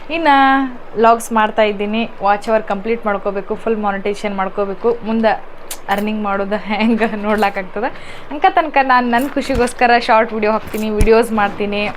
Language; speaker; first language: Kannada; native; Kannada